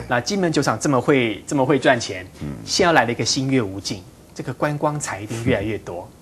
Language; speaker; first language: Chinese; native; Chinese